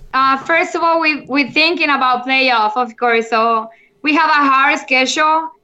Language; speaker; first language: English; non-native, learner; Spanish